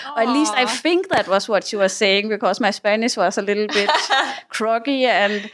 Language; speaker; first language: English; non-native, fluent; Danish